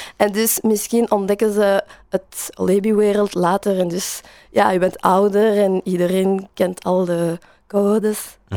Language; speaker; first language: Dutch; non-native, learner; French